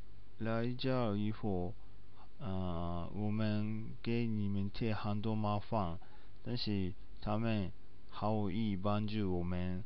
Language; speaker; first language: Chinese; non-native, learner; Japanese